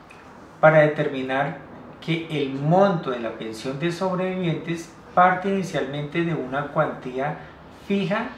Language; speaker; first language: Spanish; native; Spanish